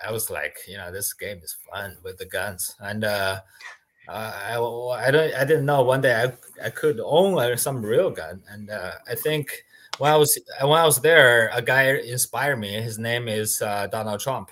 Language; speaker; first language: English; non-native, fluent; Chinese